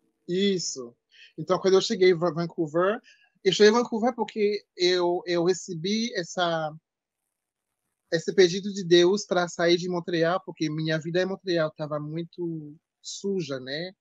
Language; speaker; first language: Portuguese; non-native, fluent; French